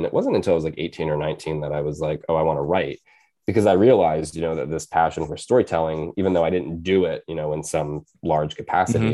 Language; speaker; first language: English; native; English